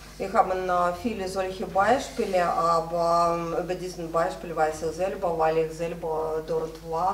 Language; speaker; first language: German; non-native, fluent; Russian